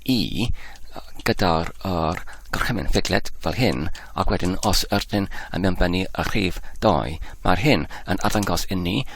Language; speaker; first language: Welsh; non-native, learner; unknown